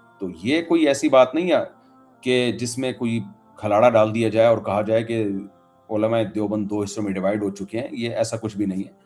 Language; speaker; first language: Urdu; native; Urdu